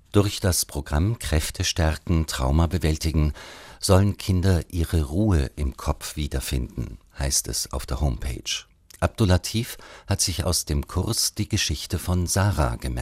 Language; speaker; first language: German; native; German